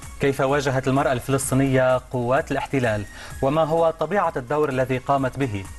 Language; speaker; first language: Arabic; native; Arabic